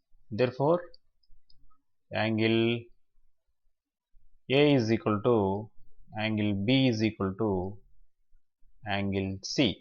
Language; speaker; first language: English; non-native, local second language; Telugu